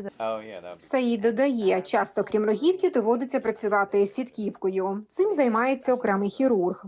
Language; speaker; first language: Ukrainian; native; Ukrainian